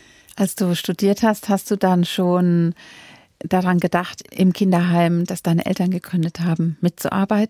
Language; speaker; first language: German; native; German